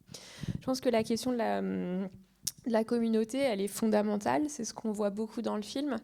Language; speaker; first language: French; native; French